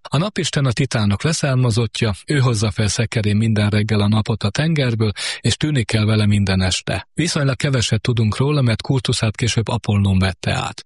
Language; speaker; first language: Hungarian; native; Hungarian